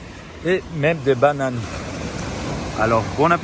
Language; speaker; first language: French; non-native, fluent; German